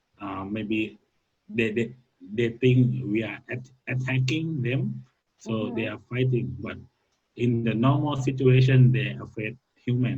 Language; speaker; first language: English; non-native, learner; Thai